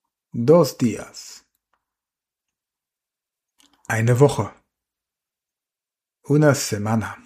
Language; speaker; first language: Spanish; non-native, fluent; German